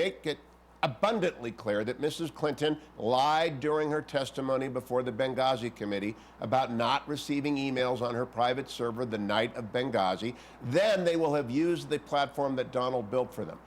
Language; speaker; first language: English; native; English